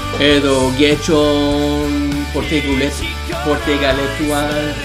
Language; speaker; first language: Basque; non-native, learner; English